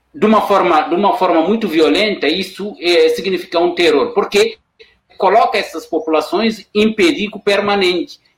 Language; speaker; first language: Portuguese; non-native, fluent; Wolof